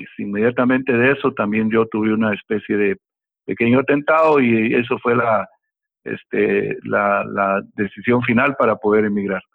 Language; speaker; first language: Spanish; native; Spanish